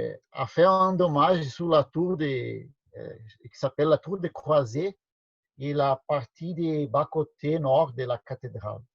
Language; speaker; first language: French; non-native, learner; Portuguese